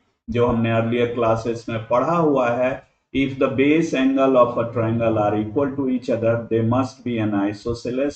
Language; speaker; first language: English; non-native, local second language; Hindi